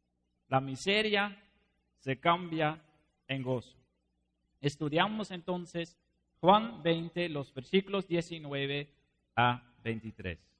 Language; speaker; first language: Spanish; non-native, fluent; Dutch